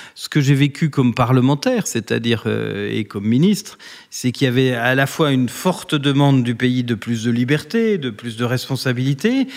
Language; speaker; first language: French; native; French